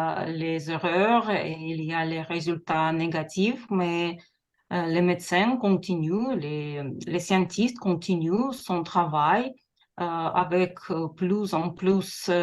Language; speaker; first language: French; non-native, fluent; Russian